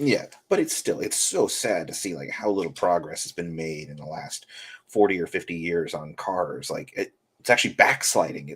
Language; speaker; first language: English; native; English